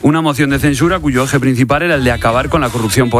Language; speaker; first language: Spanish; native; Spanish